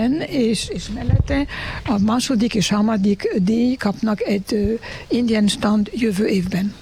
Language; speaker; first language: Hungarian; non-native, learner; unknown